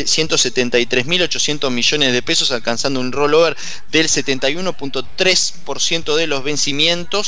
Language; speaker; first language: Spanish; native; Spanish